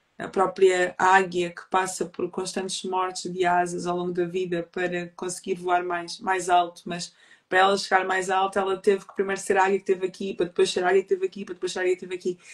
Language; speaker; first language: Portuguese; native; Portuguese